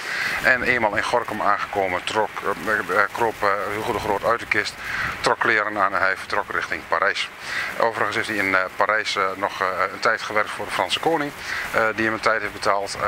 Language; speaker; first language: Dutch; native; Dutch